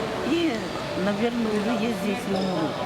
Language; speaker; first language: Russian; native; Russian